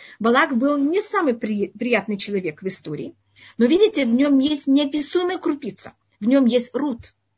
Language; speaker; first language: Russian; early bilingual, heritage; Russian